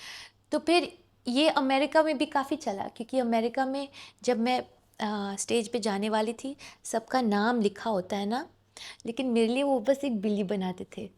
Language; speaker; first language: Hindi; non-native, local second language; English